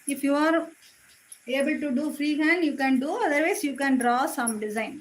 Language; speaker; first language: English; non-native, local second language; Tamil